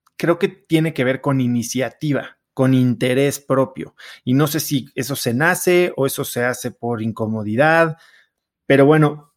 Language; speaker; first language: Spanish; native; Spanish